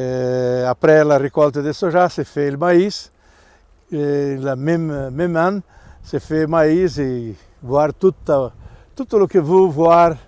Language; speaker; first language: French; non-native, learner; Portuguese